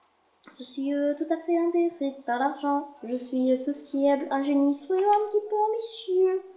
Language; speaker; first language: French; native; French